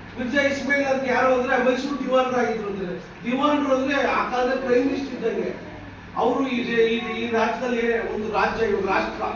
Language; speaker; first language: Kannada; non-native, local second language; Urdu